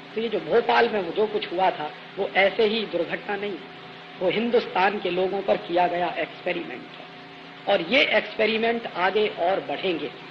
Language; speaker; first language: Hindi; native; Hindi